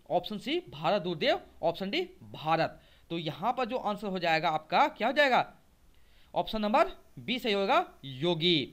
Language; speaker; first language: Hindi; native; Hindi